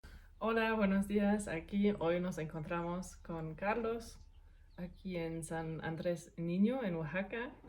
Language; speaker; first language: Spanish; non-native, fluent; German